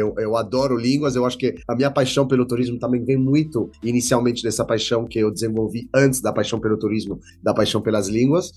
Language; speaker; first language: Portuguese; non-native, fluent; French